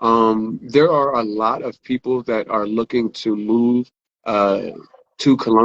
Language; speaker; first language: English; native; English